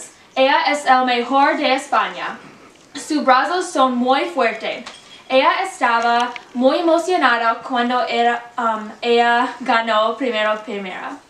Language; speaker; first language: Spanish; non-native, learner; English